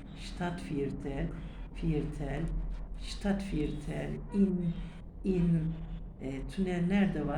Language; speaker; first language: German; non-native, learner; Turkish